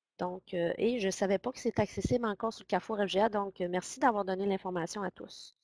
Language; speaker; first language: French; native; French